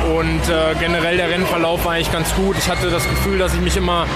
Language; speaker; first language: German; native; German